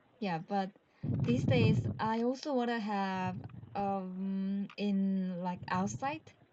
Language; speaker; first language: English; non-native, learner; Korean